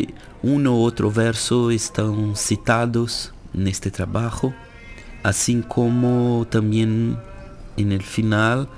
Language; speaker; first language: Spanish; non-native, fluent; Portuguese